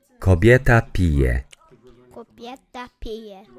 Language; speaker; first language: Polish; non-native, learner; English